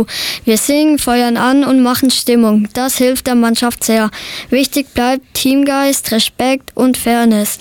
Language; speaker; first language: German; native; German